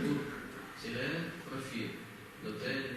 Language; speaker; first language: French; non-native, learner; Russian